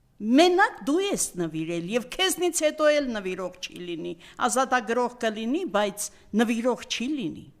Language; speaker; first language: Armenian; native; Armenian